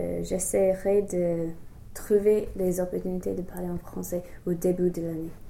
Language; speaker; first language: French; non-native, fluent; English